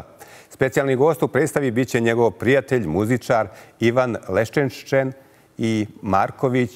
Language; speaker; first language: Bosnian; native; Bosnian